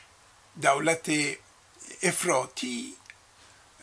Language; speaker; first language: Persian; native; Persian